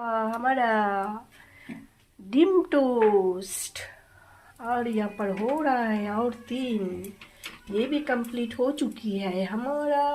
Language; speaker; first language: Hindi; non-native, local second language; Bangla